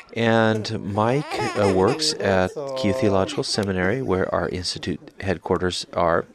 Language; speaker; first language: English; native; English